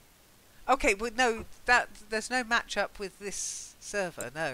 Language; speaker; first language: English; native; English